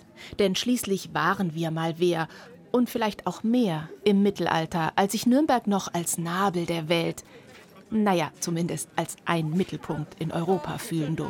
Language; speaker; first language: German; native; German